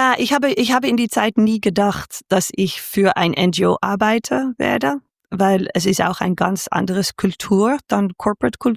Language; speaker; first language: German; non-native, fluent; Dutch